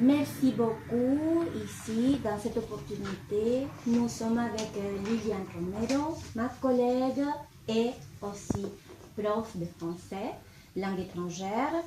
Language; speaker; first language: French; non-native, fluent; Spanish